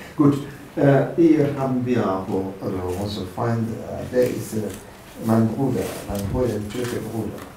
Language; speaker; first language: German; non-native, fluent; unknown